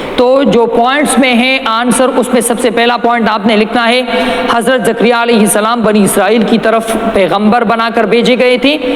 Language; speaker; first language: Urdu; non-native, local second language; Pashto